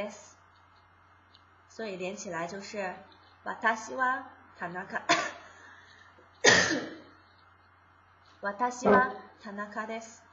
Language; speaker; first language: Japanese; non-native, fluent; Chinese